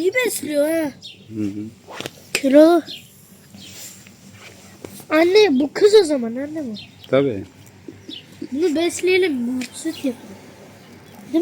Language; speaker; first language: Turkish; early bilingual, heritage; Turkish